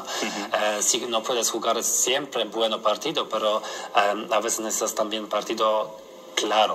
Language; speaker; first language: Spanish; non-native, learner; Polish